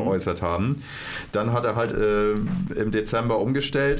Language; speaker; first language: German; native; German